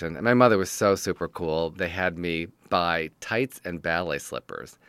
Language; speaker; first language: English; native; English